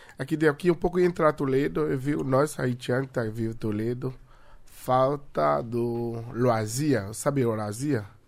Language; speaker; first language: Portuguese; non-native, learner; Haitian Creole